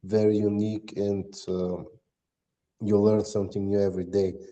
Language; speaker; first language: English; non-native, fluent; Bulgarian